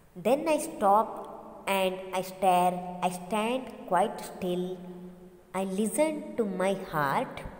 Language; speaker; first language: English; non-native, local second language; Kannada